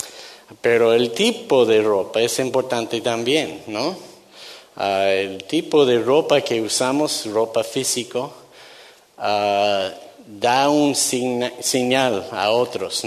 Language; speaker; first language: Spanish; non-native, fluent; English